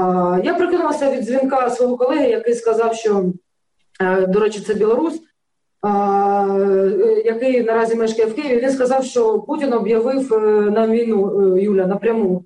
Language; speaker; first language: Ukrainian; native; Ukrainian